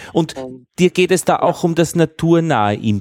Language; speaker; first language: German; native; German